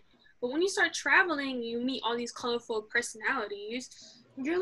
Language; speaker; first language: English; early bilingual, other home language; Arabic